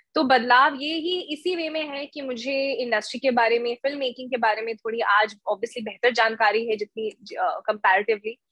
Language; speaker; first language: Hindi; native; Hindi